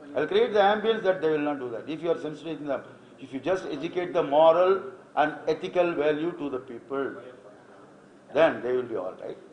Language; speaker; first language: English; non-native, local second language; Tamil